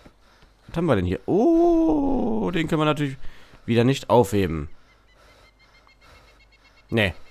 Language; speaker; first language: German; native; German